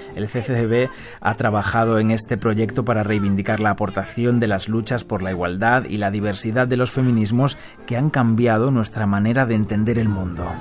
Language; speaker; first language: Spanish; native; Spanish